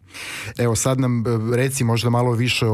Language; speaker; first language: Serbian; native; Serbian